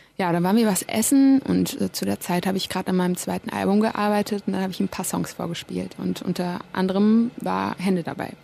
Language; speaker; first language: German; native; German